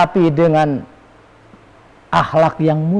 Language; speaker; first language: Indonesian; native; Indonesian